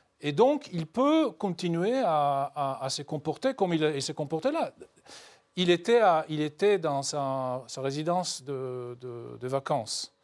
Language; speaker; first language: French; non-native, fluent; Hebrew